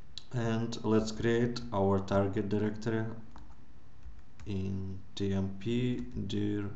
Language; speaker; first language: English; non-native, fluent; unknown